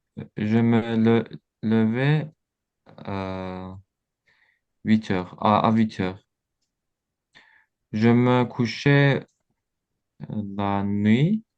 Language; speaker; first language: French; non-native, learner; Azerbaijani